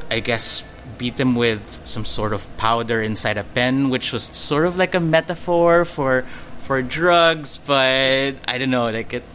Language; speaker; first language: English; non-native, local second language; Filipino